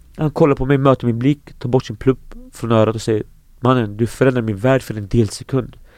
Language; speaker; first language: Swedish; early bilingual, other home language; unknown